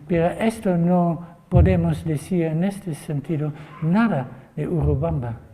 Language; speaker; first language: Spanish; non-native, fluent; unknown